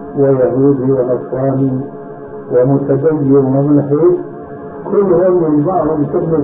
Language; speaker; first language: Arabic; early bilingual, other home language; Albanian